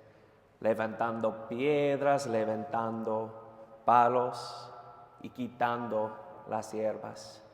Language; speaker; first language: Spanish; non-native, fluent; English